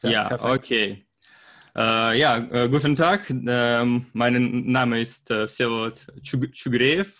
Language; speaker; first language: German; non-native, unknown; Russian